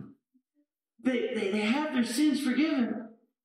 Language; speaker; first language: English; native; English